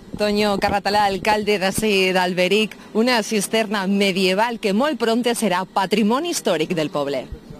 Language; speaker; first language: Catalan; native; Catalan